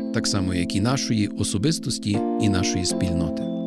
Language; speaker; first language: Ukrainian; early bilingual, heritage; Ukrainian